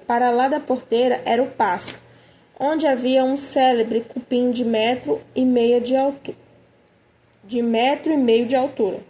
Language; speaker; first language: Portuguese; native; Portuguese